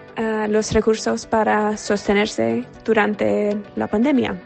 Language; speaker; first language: Spanish; non-native, fluent; English